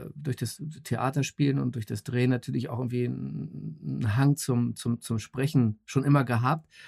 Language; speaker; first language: German; native; German